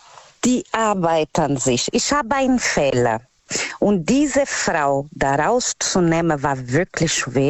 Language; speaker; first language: German; non-native, learner; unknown